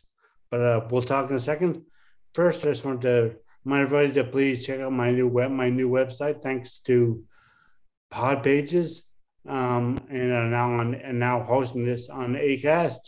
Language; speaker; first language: English; native; English